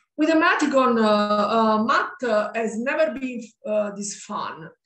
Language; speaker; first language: English; non-native, learner; Italian